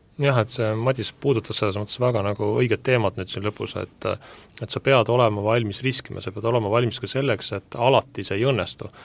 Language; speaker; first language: Estonian; native; Estonian